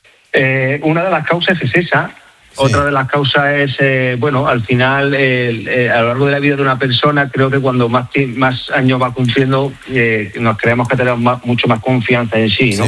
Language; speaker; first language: Spanish; native; Spanish